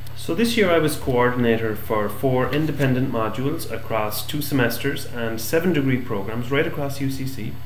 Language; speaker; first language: English; native; English